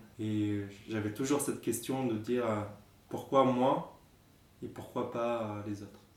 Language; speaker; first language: French; non-native, fluent; Arabic